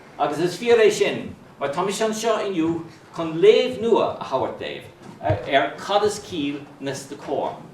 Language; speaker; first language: Irish; non-native, local second language; English